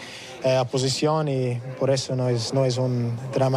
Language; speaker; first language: Spanish; non-native, learner; English